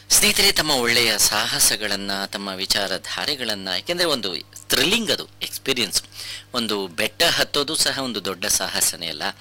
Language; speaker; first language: Kannada; native; Kannada